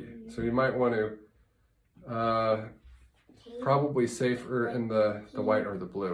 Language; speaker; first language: English; native; English